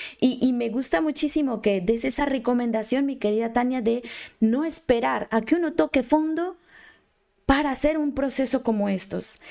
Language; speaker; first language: Spanish; native; Spanish